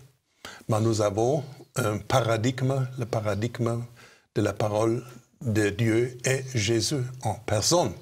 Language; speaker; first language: French; non-native, fluent; German